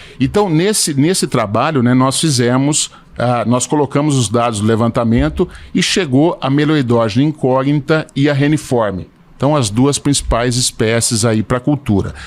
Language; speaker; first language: Portuguese; native; Portuguese